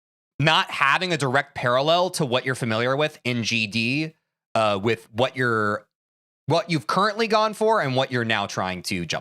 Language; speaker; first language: English; native; English